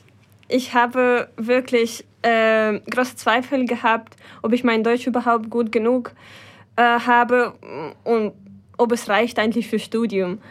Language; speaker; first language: German; non-native, fluent; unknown